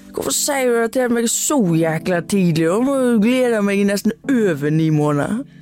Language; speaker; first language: Norwegian; native; Norwegian